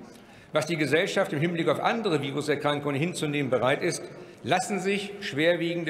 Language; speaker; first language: German; native; German